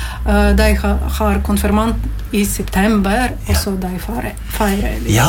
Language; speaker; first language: Norwegian; non-native, learner; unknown